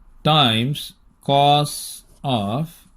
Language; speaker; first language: English; non-native, local second language; Tamil